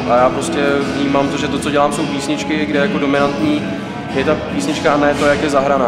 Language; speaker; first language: Czech; native; Czech